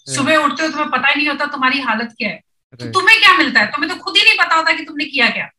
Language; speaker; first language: Hindi; native; Hindi